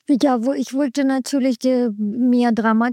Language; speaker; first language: German; non-native, learner; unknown